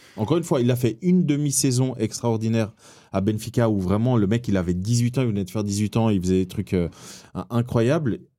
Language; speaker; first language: French; early bilingual, other home language; Portuguese